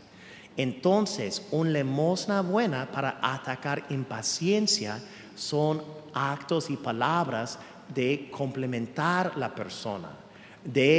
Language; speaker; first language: Spanish; non-native, fluent; English